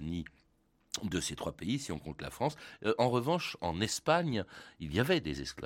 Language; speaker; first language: French; native; French